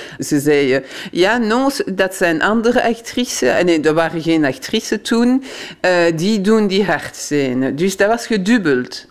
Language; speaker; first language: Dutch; non-native, local second language; French